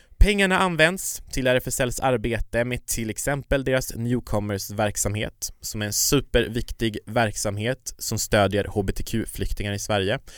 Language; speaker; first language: Swedish; native; Swedish